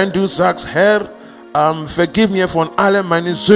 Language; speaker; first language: German; non-native, learner; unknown